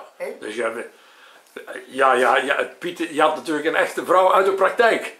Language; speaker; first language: Dutch; native; Dutch